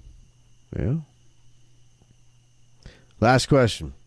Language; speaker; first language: English; native; English